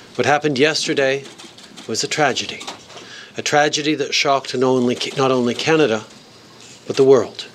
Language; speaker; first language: English; early bilingual, other home language; French